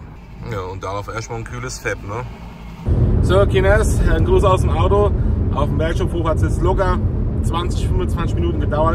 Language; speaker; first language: German; native; German